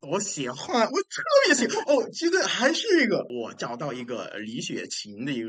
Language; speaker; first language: Chinese; non-native, fluent; English